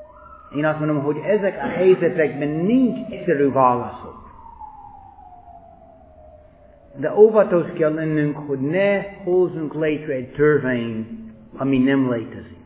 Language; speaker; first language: Hungarian; non-native, fluent; English